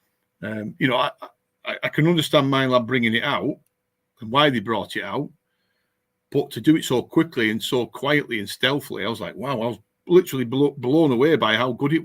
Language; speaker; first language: English; native; English